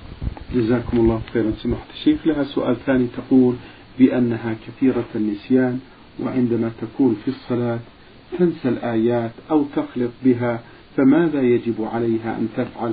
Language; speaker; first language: Arabic; native; Arabic